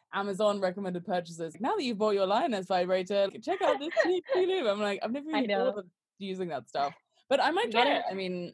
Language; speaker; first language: English; native; English